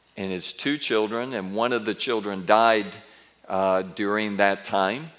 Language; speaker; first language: English; native; English